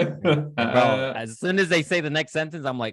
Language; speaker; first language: English; native; English